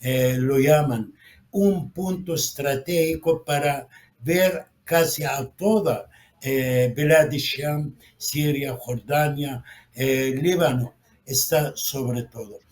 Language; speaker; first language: Spanish; non-native, fluent; Arabic